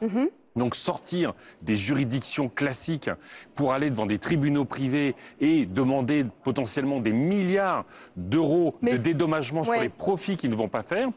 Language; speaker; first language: French; native; French